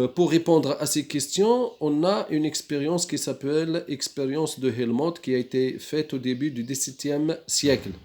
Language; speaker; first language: French; non-native, local second language; Arabic